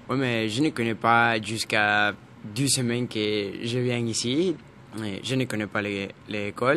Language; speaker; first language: French; non-native, learner; Spanish